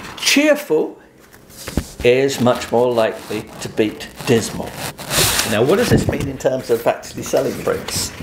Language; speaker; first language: English; native; English